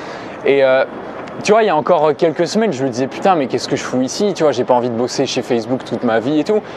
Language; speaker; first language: French; native; French